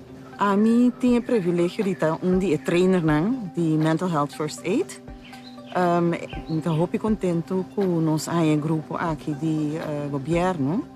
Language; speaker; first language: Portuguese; non-native, local second language; Papiamento